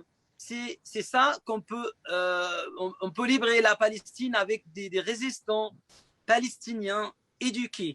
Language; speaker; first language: French; non-native, fluent; Arabic